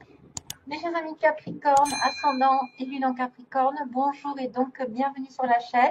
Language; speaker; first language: French; native; French